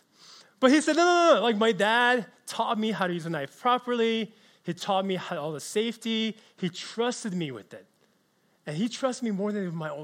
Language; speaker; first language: English; early bilingual, other home language; Korean